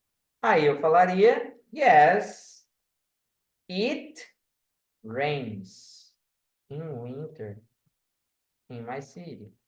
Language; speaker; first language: English; non-native, fluent; Portuguese